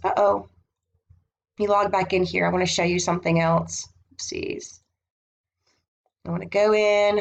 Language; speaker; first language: English; native; English